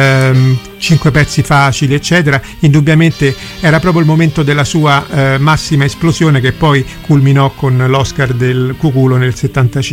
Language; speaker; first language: Italian; native; Italian